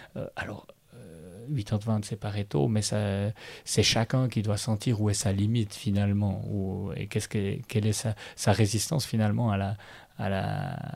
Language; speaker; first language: French; native; French